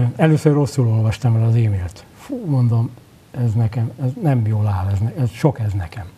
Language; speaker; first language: Hungarian; native; Hungarian